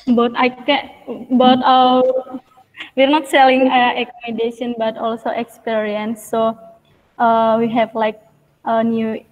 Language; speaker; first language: English; non-native, fluent; Indonesian